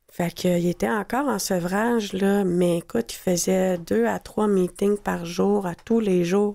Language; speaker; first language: French; native; French